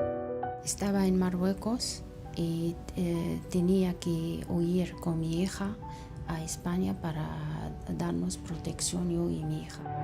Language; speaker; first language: Spanish; non-native, fluent; Arabic